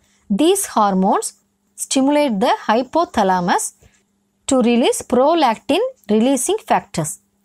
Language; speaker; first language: English; non-native, local second language; Tamil